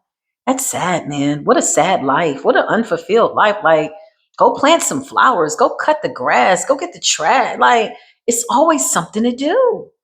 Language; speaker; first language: English; native; English